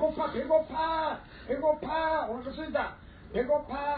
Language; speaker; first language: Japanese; native; Japanese